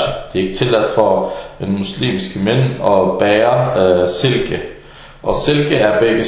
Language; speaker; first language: Danish; early bilingual, other home language; Arabic